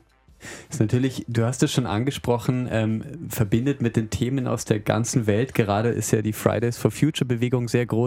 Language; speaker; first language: German; native; German